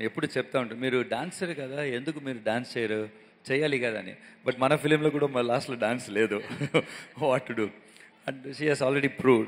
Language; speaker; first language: Telugu; non-native, local second language; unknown